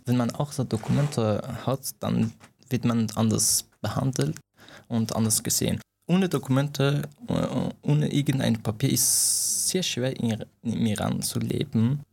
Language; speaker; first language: German; non-native, fluent; Persian